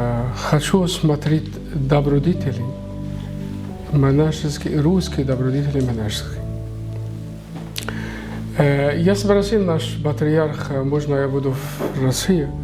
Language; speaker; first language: Russian; non-native, learner; Arabic